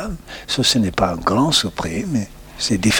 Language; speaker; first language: French; non-native, learner; English